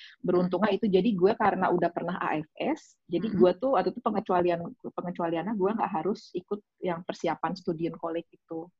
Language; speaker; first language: Indonesian; native; Indonesian